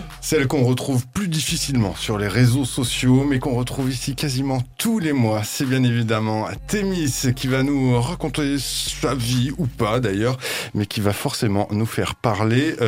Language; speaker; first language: French; native; French